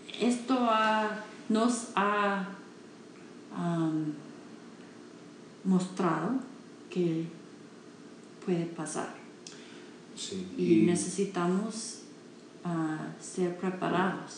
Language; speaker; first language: Spanish; non-native, learner; English